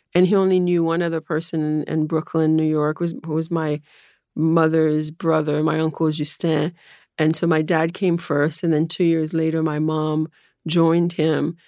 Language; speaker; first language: English; early bilingual, other home language; Haitian Creole